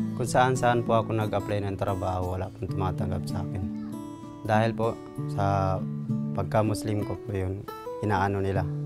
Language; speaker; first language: Filipino; non-native, local second language; Maguindanaon